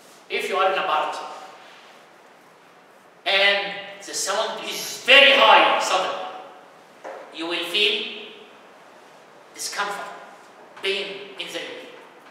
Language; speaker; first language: English; non-native, fluent; Arabic